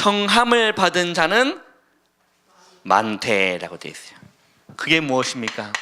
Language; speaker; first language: Korean; native; Korean